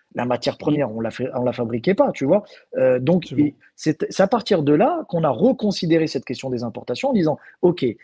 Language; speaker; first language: French; non-native, local second language; Arabic